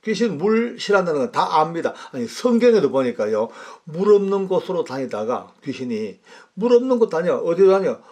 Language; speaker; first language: Korean; native; Korean